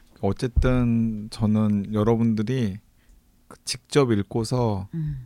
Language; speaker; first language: Korean; native; Korean